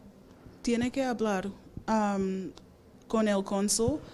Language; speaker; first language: Spanish; non-native, fluent; English